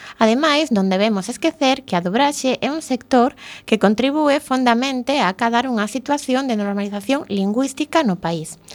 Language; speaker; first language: Galician; native; Galician